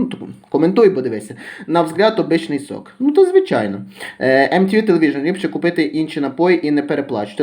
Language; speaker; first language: Ukrainian; native; Ukrainian